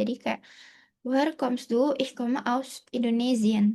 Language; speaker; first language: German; non-native, fluent; Indonesian